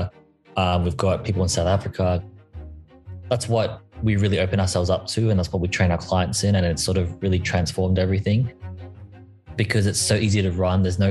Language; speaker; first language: English; native; English